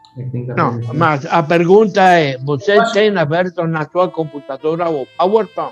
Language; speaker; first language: Portuguese; non-native, fluent; Spanish